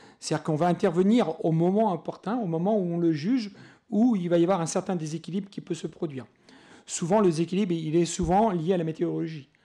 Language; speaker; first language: French; native; French